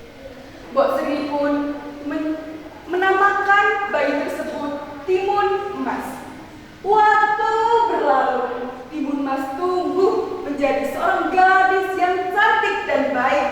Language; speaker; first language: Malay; non-native, local second language; Javanese